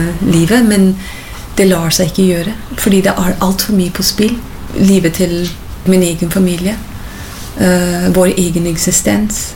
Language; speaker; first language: Norwegian; non-native, fluent; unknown